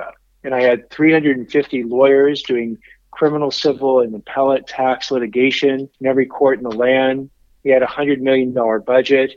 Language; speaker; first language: English; native; English